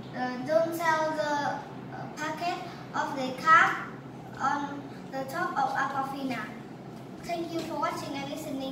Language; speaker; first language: English; non-native, learner; Vietnamese